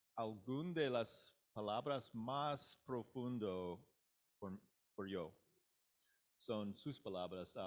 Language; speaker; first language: Spanish; non-native, learner; English